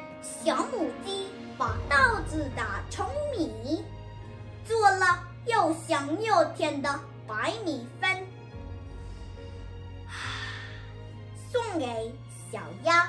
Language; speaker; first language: Chinese; non-native, learner; English